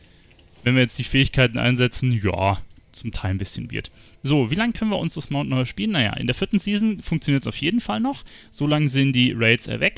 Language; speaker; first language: German; native; German